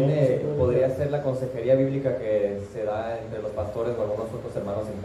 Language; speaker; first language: Spanish; native; Spanish